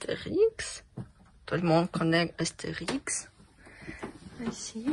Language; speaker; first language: French; non-native, learner; Ukrainian